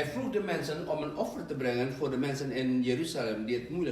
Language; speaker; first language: Dutch; non-native, fluent; Indonesian